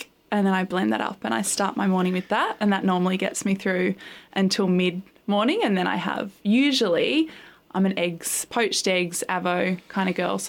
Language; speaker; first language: English; native; English